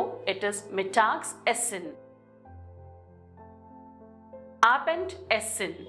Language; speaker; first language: German; non-native, fluent; Telugu